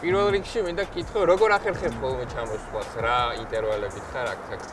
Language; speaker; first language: Georgian; native; Georgian